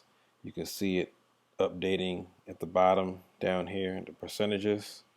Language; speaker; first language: English; native; English